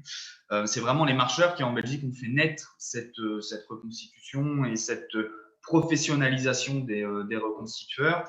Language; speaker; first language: French; native; French